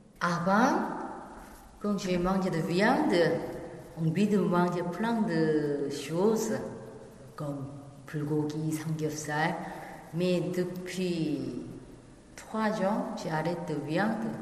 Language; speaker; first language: French; non-native, learner; Korean